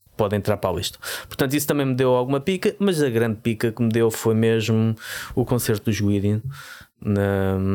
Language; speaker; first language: Portuguese; native; Portuguese